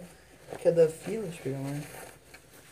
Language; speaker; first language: Portuguese; native; Portuguese